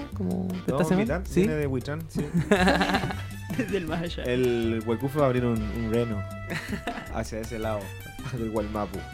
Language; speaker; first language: Spanish; non-native, local second language; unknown